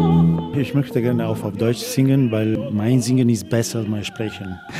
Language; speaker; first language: German; non-native, learner; Italian